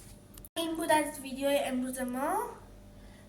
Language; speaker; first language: Persian; native; Persian